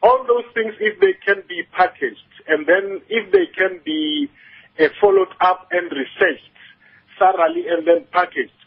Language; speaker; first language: English; non-native, local second language; Northern Sotho